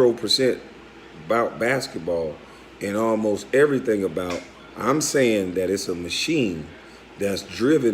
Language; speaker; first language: English; native; English